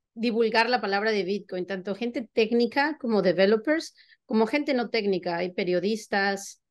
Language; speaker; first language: Spanish; native; Spanish